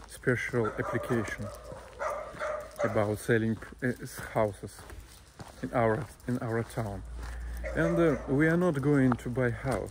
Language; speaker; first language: English; non-native, learner; Russian